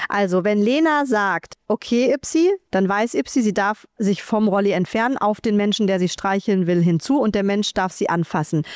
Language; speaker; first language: German; native; German